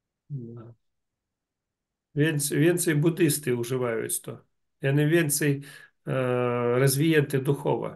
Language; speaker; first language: Polish; non-native, learner; Russian